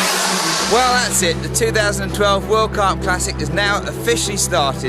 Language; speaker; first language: English; native; English